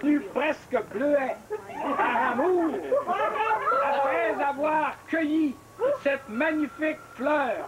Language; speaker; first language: French; native; French